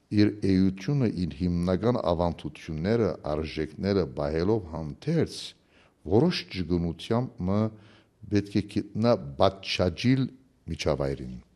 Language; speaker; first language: Armenian; early bilingual, heritage; Armenian